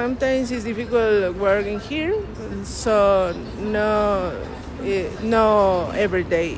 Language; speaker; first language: English; non-native, learner; Spanish